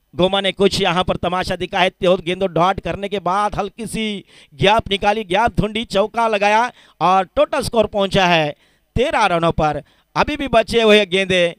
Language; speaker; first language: Hindi; non-native, local second language; Marathi